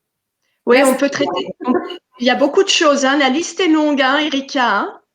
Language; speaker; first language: French; native; French